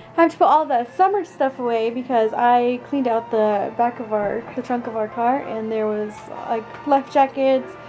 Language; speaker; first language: English; native; English